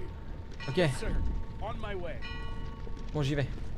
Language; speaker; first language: French; native; French